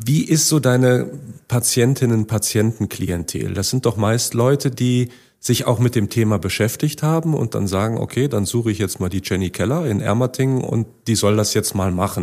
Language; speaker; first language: German; native; German